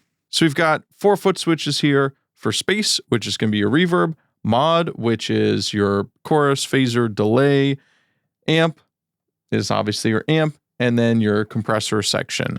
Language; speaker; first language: English; native; English